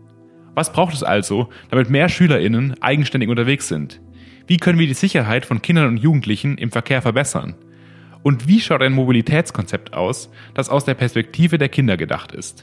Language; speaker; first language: German; native; German